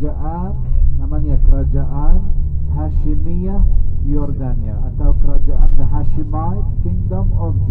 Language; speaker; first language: Indonesian; non-native, fluent; Arabic